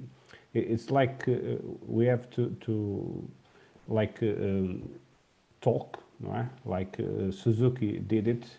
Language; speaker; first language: English; non-native, learner; Portuguese